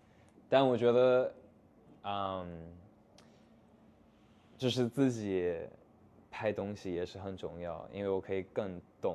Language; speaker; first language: Chinese; non-native, fluent; English